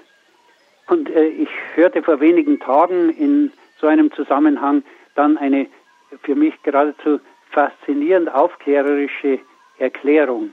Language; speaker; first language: German; native; German